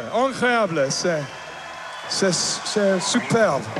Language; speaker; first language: French; non-native, learner; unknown